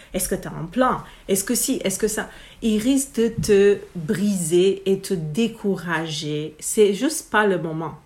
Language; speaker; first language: French; non-native, fluent; Romanian